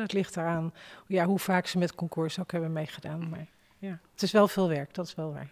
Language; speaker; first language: Dutch; native; Dutch